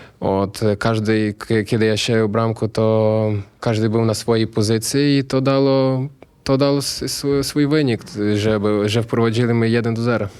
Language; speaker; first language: Polish; non-native, learner; Ukrainian